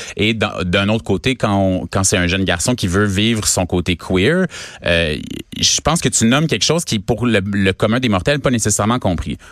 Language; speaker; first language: French; native; French